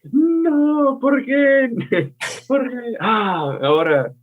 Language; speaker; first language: Spanish; non-native, fluent; English